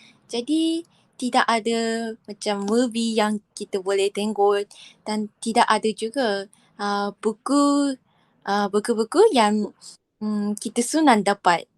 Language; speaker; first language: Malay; non-native, fluent; Japanese